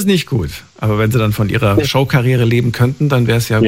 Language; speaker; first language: German; native; German